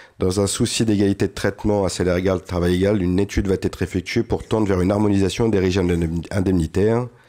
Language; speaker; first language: French; native; French